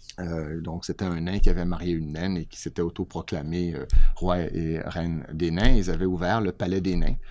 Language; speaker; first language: French; native; French